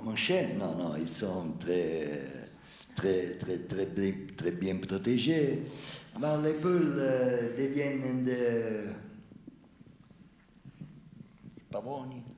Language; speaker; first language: French; non-native, fluent; Italian